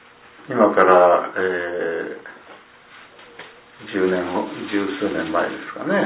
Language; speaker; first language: Japanese; native; Japanese